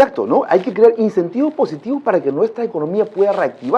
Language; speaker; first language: Spanish; non-native, local second language; Shipibo-Conibo